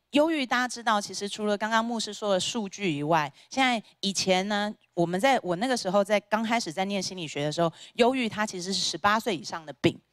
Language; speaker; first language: Chinese; native; Chinese